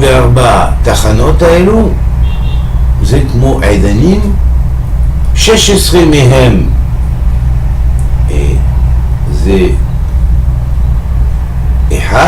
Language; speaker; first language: Hebrew; non-native, fluent; French